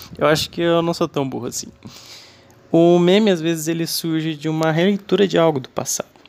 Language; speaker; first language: Portuguese; non-native, fluent; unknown